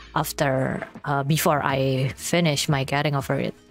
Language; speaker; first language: English; non-native, fluent; Indonesian